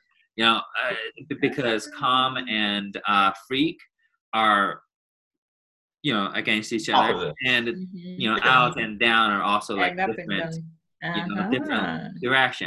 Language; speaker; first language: English; non-native, fluent; Chinese